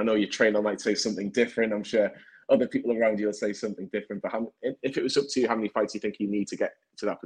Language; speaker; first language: English; native; English